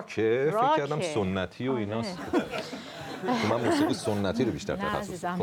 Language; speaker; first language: Persian; native; Persian